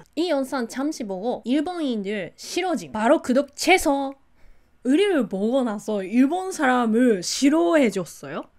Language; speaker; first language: Korean; non-native, learner; Japanese